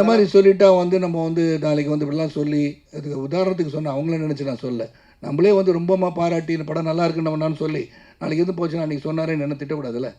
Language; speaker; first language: Tamil; native; Tamil